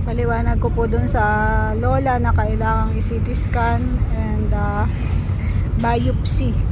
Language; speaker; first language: Filipino; native; Filipino